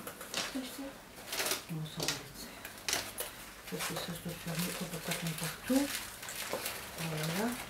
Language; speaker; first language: French; native; French